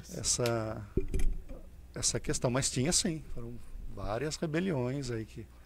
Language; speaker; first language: Portuguese; native; Portuguese